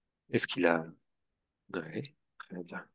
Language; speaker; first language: French; native; French